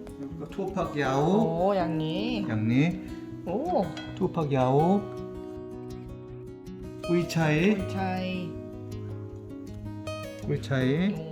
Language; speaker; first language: Thai; non-native, learner; Korean